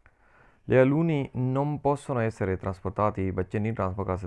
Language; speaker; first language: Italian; non-native, learner; Punjabi